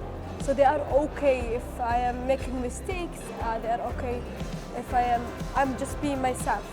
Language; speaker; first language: English; non-native, fluent; Arabic